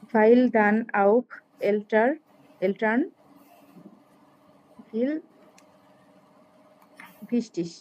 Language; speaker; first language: German; non-native, learner; Bangla